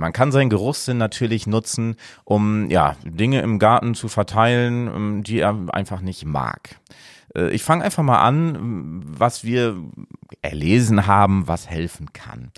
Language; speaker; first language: German; native; German